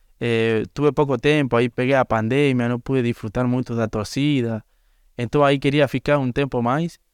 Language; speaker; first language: Portuguese; non-native, learner; Spanish